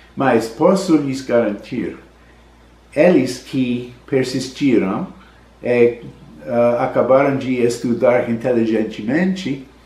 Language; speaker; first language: Portuguese; non-native, learner; English